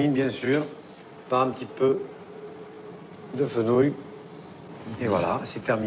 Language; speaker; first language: French; native; French